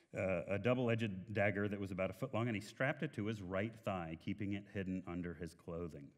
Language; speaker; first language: English; native; English